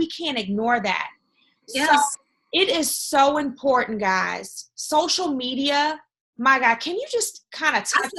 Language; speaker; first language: English; native; English